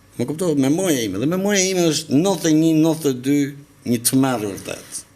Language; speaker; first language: Albanian; native; Albanian